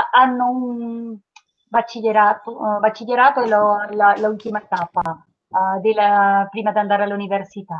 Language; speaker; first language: Italian; non-native, learner; Spanish